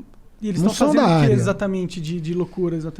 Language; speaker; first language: Portuguese; native; Portuguese